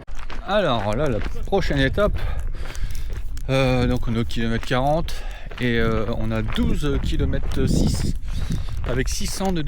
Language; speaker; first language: French; native; French